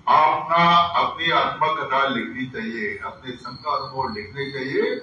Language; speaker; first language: Hindi; non-native, local second language; Marathi